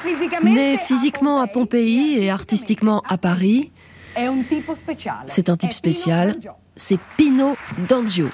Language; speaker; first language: French; native; French